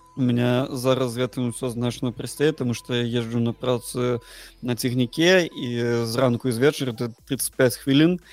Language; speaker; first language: Belarusian; non-native, local second language; Russian